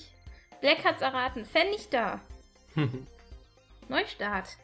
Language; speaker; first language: German; native; German